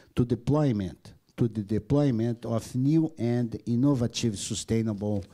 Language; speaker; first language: English; non-native, learner; Portuguese